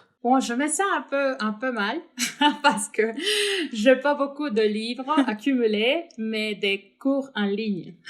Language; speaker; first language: French; non-native, fluent; Spanish